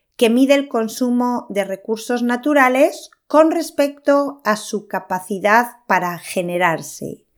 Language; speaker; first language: Spanish; native; Spanish